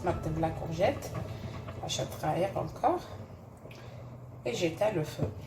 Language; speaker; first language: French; non-native, local second language; Arabic